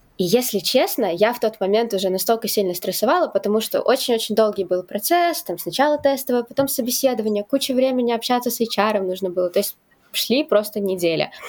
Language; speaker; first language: Russian; native; Russian